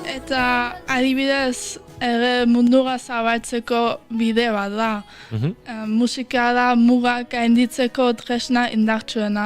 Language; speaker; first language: Basque; early bilingual, heritage; Basque